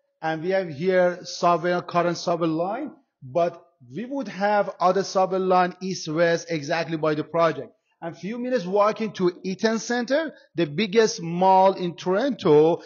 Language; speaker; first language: English; non-native, fluent; Persian